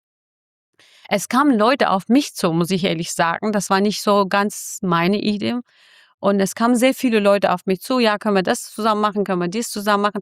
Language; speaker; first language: German; non-native, fluent; Kurdish